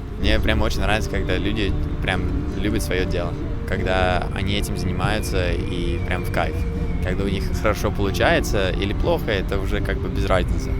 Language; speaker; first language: Russian; non-native, fluent; English